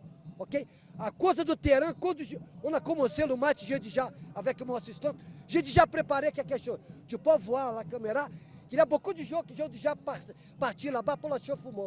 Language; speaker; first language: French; non-native, fluent; Portuguese